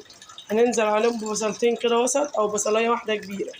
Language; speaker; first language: Arabic; native; Arabic